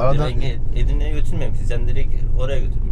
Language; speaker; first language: Turkish; native; Turkish